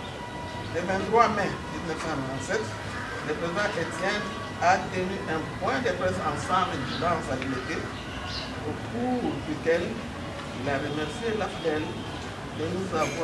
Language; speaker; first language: French; non-native, local second language; Lingala